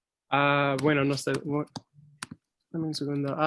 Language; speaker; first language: Spanish; non-native, learner; English